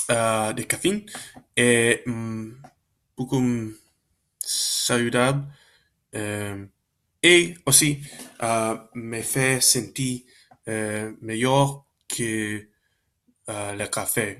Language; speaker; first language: French; non-native, learner; Spanish